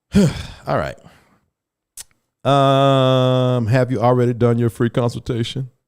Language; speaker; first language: English; native; English